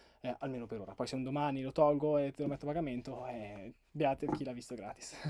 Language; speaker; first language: Italian; native; Italian